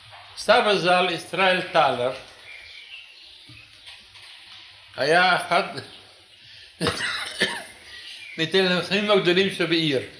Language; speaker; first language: Hebrew; non-native, fluent; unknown